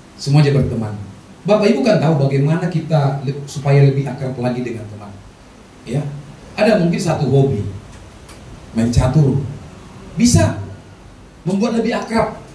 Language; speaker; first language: Indonesian; non-native, local second language; Batak Toba